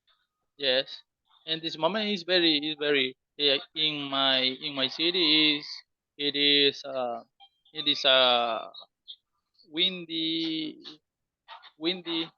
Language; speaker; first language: English; non-native, learner; Spanish